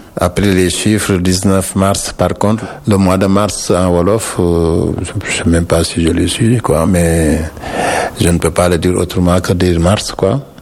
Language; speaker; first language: French; non-native, local second language; Wolof